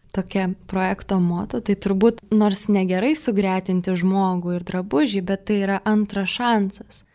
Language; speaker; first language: Lithuanian; early bilingual, heritage; Russian